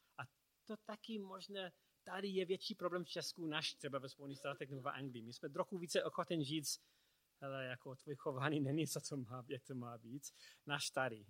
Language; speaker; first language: Czech; non-native, learner; English